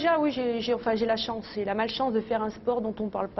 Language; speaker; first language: French; native; French